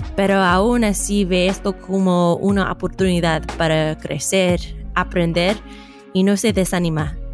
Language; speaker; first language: Spanish; non-native, fluent; English